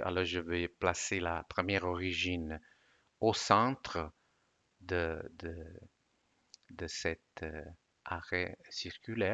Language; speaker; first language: French; non-native, fluent; Italian